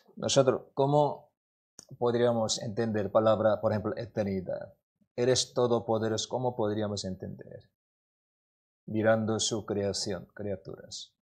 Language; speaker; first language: Spanish; non-native, learner; Korean